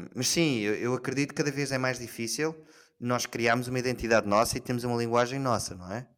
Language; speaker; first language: Portuguese; early bilingual, heritage; Portuguese